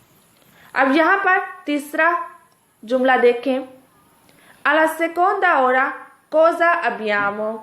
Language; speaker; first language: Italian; non-native, fluent; Urdu